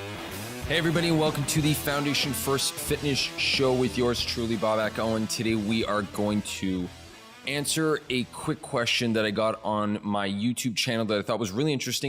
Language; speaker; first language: English; native; English